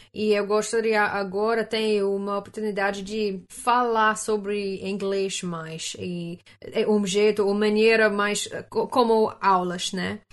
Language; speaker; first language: Portuguese; non-native, learner; English